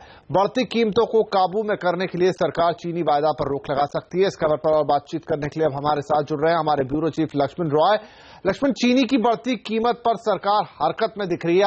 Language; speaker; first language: Hindi; native; Hindi